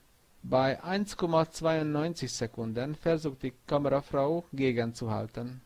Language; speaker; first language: German; non-native, fluent; Hungarian